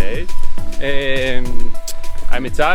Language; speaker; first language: English; non-native, learner; Italian